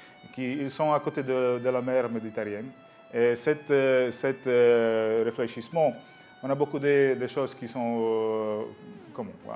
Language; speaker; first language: French; non-native, learner; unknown